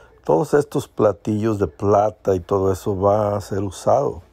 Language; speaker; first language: Spanish; early bilingual, heritage; Spanish